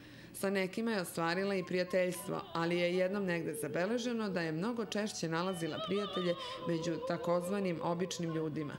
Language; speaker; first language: Serbian; native; Serbian